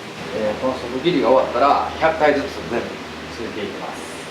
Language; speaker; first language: Japanese; native; Japanese